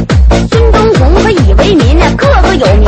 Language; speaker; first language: Chinese; native; Chinese